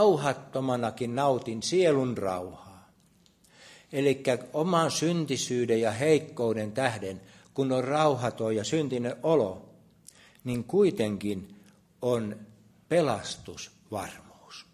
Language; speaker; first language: Finnish; native; Finnish